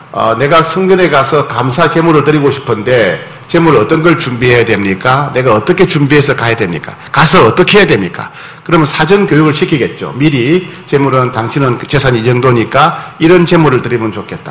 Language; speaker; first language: Korean; native; Korean